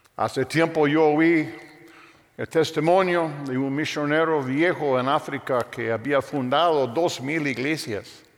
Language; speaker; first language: Spanish; non-native, fluent; English